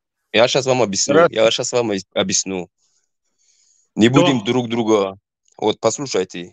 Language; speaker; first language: Russian; non-native, local second language; Tajik